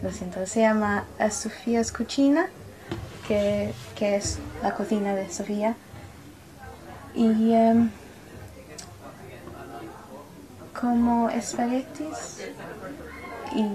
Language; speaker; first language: Spanish; non-native, learner; English